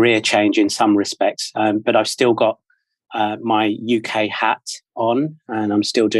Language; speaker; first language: English; native; English